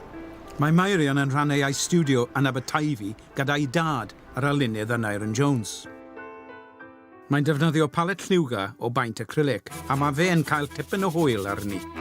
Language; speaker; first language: Welsh; native; Welsh